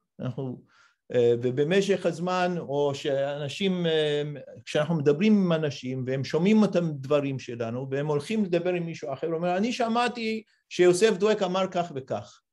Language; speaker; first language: Hebrew; non-native, fluent; English